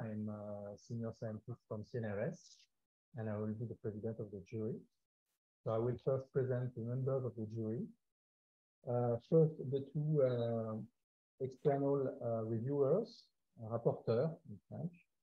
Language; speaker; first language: English; non-native, fluent; French